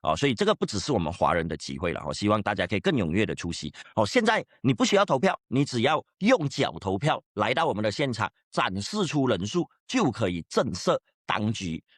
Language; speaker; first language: Chinese; native; Chinese